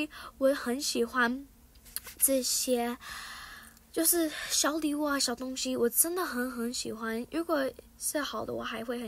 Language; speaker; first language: Chinese; early bilingual, heritage; Chinese